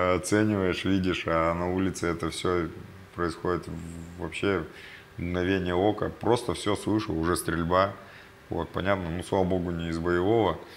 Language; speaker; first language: Russian; native; Russian